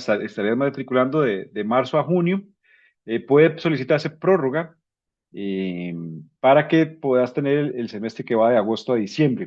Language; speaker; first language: Spanish; native; Spanish